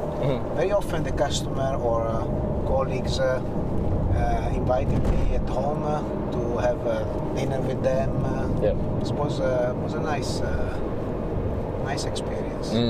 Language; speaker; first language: English; non-native, learner; Italian